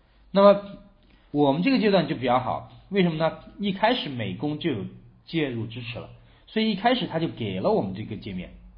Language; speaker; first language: Chinese; native; Chinese